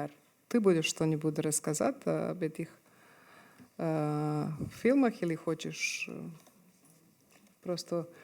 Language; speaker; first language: Russian; non-native, fluent; Serbian